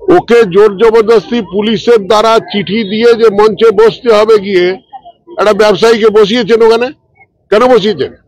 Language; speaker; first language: Bangla; non-native, local second language; Punjabi